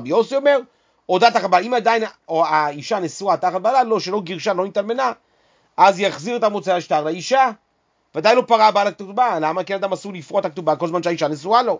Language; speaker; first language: Hebrew; native; Hebrew